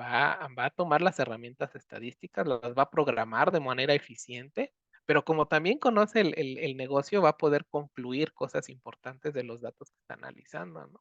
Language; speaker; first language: Spanish; native; Spanish